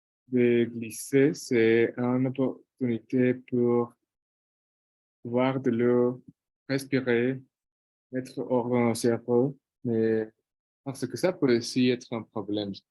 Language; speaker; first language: French; non-native, fluent; Portuguese